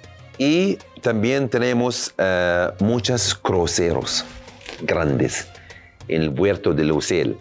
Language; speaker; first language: Spanish; non-native, learner; Arabic